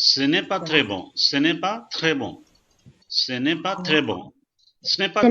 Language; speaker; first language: French; non-native, fluent; Urdu